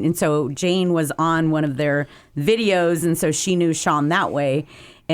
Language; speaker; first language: English; native; English